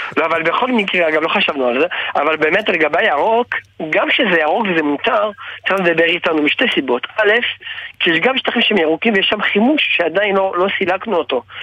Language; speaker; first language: Hebrew; non-native, fluent; French